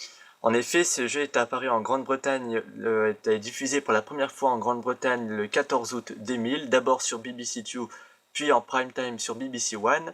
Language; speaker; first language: French; native; French